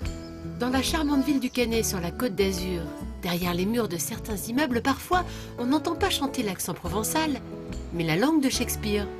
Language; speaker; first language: French; native; French